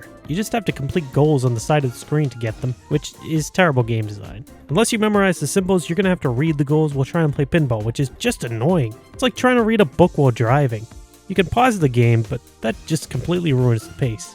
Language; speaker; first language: English; native; English